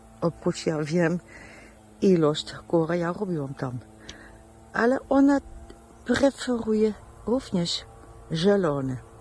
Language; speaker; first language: Polish; non-native, learner; Dutch